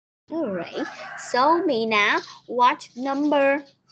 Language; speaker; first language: English; non-native, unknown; Vietnamese